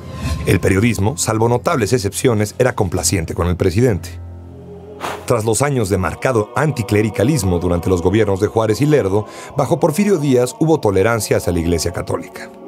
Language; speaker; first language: Spanish; native; Spanish